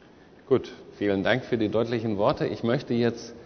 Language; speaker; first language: German; native; German